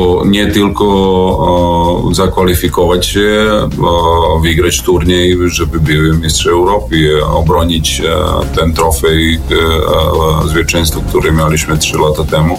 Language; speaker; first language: Polish; non-native, fluent; Serbian